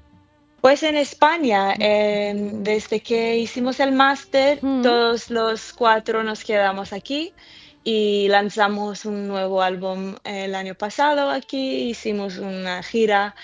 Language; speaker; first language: Spanish; early bilingual, heritage; English